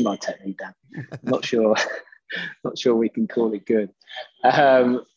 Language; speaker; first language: English; native; English